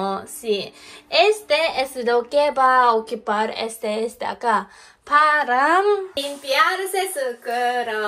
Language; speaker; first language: Spanish; non-native, learner; Japanese